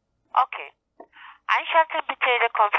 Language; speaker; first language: German; non-native, learner; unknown